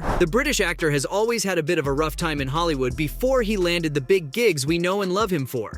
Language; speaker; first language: English; native; English